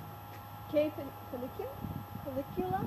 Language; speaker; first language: Spanish; non-native, learner; English